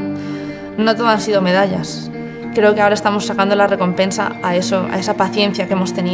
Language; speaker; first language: Spanish; native; Spanish